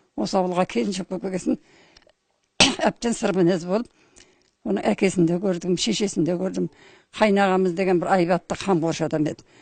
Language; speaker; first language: Kazakh; native; Kazakh